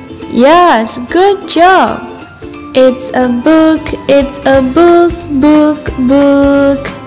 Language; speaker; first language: English; non-native, fluent; Indonesian